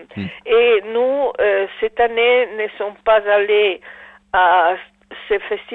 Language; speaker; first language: French; non-native, learner; Italian